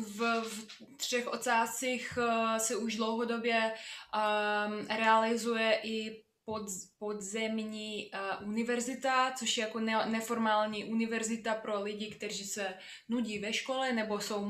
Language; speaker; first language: Czech; non-native, fluent; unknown